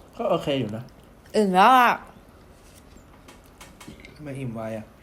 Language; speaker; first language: Thai; native; Thai